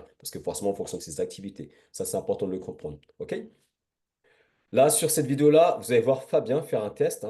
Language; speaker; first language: French; native; French